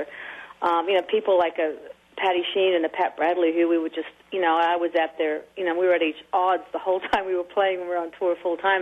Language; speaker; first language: English; native; English